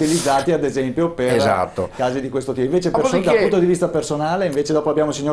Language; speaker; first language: Italian; native; Italian